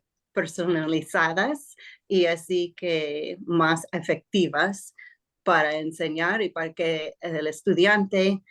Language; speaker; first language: Spanish; non-native, fluent; English